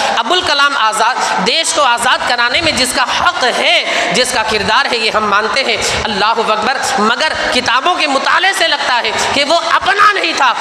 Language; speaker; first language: Urdu; native; Urdu